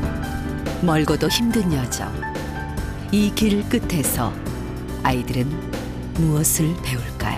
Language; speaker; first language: Korean; native; Korean